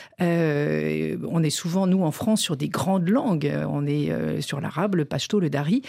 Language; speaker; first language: French; native; French